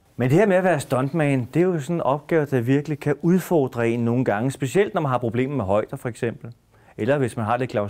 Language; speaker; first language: Danish; native; Danish